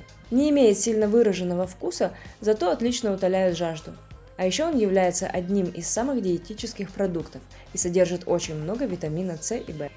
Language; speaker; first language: Russian; native; Russian